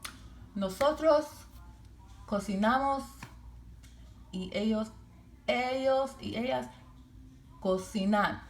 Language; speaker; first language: Spanish; non-native, learner; English